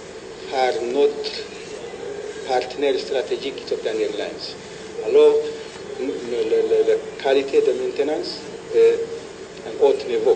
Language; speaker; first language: French; non-native, fluent; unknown